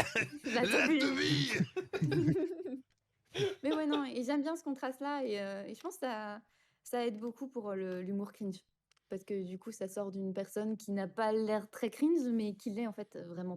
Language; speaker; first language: French; native; French